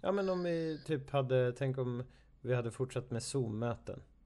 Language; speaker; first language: Swedish; native; Swedish